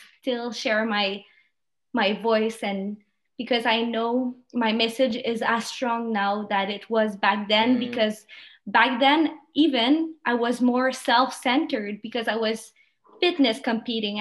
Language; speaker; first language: English; non-native, fluent; French